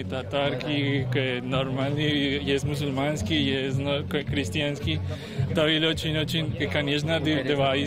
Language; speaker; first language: Russian; non-native, learner; Spanish